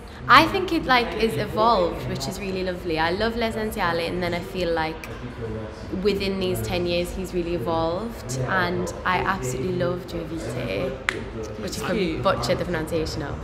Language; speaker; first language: English; native; English